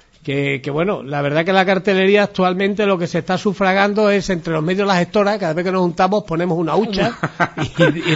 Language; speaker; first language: Spanish; native; Spanish